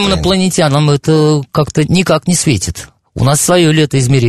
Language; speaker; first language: Russian; native; Russian